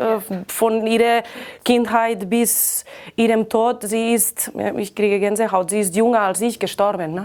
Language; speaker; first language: German; non-native, fluent; Catalan